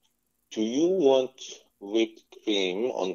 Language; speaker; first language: English; non-native, learner; Korean